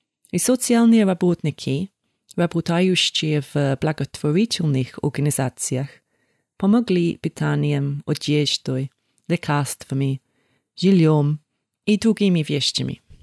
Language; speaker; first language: Russian; non-native, fluent; English